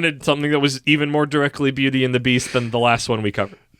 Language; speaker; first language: English; native; English